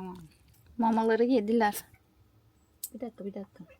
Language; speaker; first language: Turkish; native; Turkish